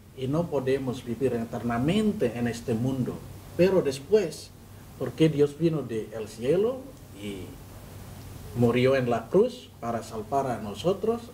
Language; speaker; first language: Spanish; non-native, learner; Indonesian